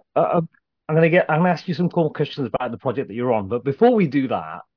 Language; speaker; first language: English; native; English